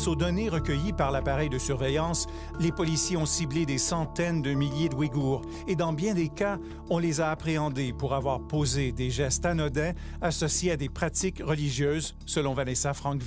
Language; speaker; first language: French; native; French